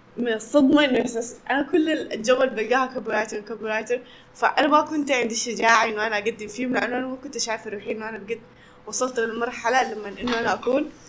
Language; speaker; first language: Arabic; native; Arabic